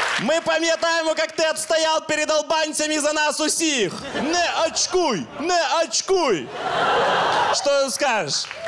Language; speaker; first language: Russian; non-native, local second language; Ukrainian